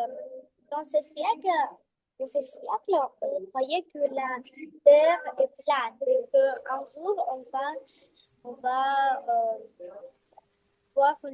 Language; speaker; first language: French; non-native, fluent; Russian